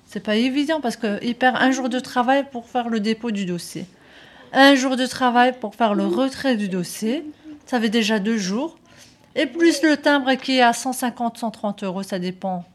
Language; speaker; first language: French; early bilingual, other home language; Turkish